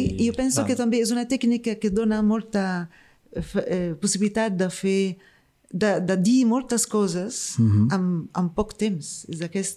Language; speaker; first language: Catalan; non-native, fluent; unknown